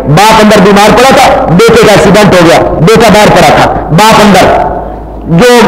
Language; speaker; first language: Urdu; non-native, local second language; Punjabi